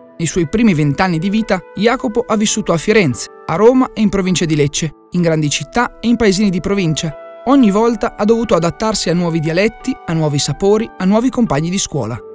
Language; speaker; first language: Italian; native; Italian